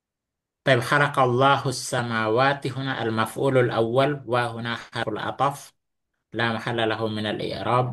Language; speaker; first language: Arabic; non-native, fluent; Indonesian